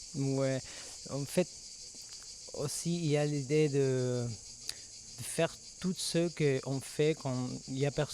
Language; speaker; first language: French; non-native, fluent; Spanish